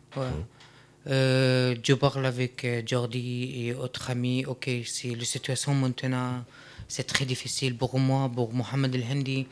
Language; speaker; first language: French; non-native, learner; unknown